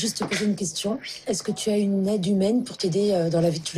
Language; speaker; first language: French; native; French